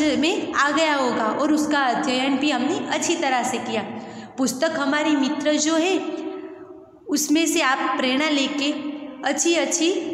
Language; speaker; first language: Hindi; non-native, local second language; Gujarati